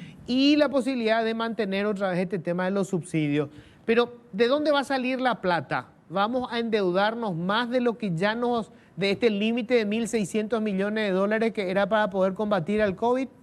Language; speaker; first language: Spanish; native; Spanish